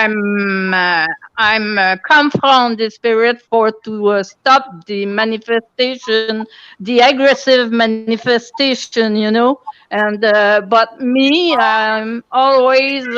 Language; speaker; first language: English; non-native, local second language; French